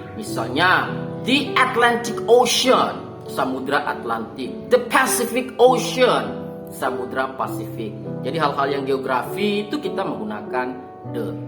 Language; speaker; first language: Indonesian; native; Indonesian